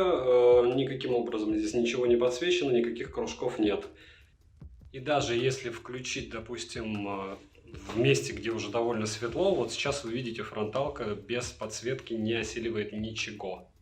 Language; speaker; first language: Russian; native; Russian